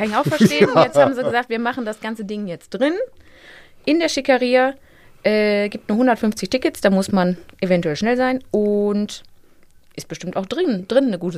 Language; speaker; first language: German; native; German